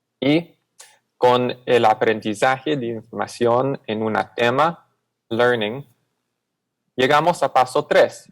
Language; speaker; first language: Spanish; non-native, fluent; English